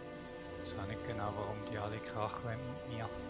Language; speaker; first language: German; native; German